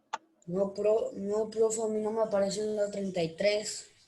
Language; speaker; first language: Spanish; native; Spanish